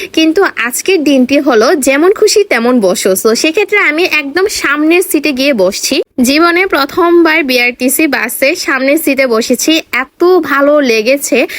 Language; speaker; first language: Bangla; non-native, local second language; Marma